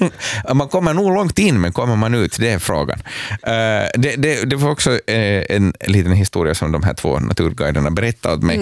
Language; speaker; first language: Swedish; native; Swedish